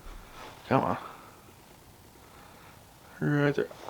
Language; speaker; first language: English; native; English